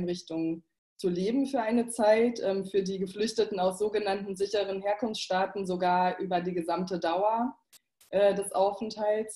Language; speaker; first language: German; native; German